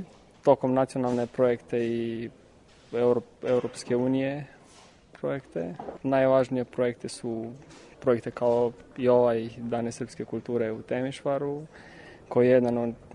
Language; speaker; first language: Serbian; non-native, learner; Romanian